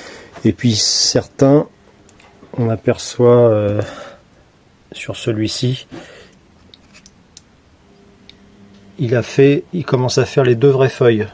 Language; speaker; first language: French; native; French